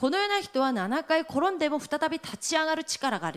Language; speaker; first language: Japanese; non-native, fluent; Korean